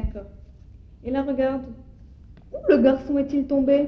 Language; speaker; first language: French; native; French